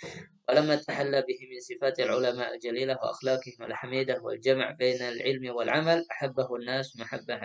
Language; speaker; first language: Arabic; non-native, fluent; Indonesian